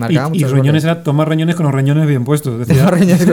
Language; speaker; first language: Spanish; native; Spanish